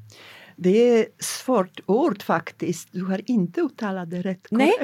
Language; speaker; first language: Swedish; non-native, fluent; Polish